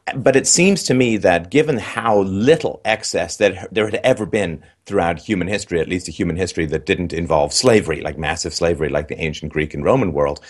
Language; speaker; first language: English; native; English